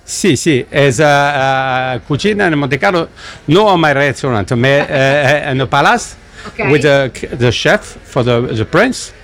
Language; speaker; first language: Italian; non-native, learner; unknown